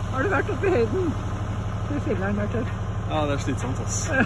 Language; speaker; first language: Norwegian; native; Norwegian